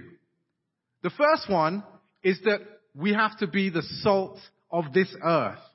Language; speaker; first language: English; native; English